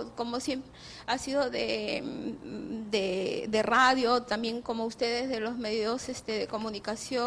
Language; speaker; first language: Spanish; native; Spanish